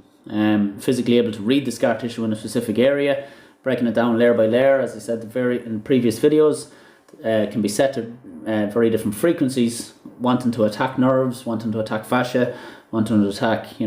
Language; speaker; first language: English; native; English